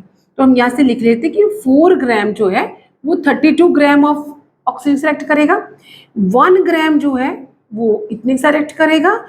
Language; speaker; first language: Hindi; native; Hindi